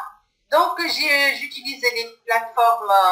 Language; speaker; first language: French; non-native, local second language; Arabic